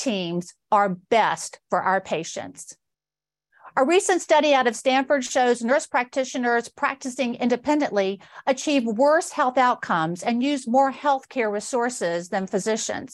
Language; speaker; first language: English; native; English